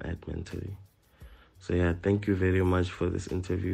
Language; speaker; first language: English; non-native, local second language; Tsonga